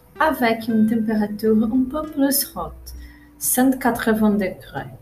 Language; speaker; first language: French; non-native, learner; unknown